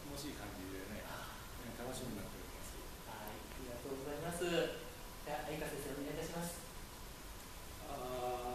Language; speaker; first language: Japanese; native; Japanese